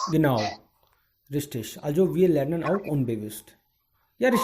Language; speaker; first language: German; non-native, fluent; Hindi